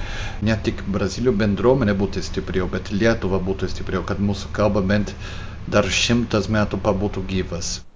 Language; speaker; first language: Lithuanian; early bilingual, heritage; Portuguese